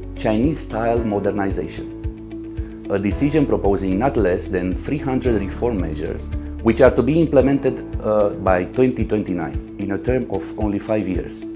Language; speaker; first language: English; non-native, fluent; Romanian